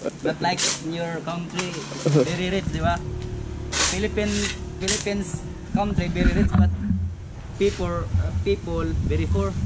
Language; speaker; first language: English; non-native, learner; Filipino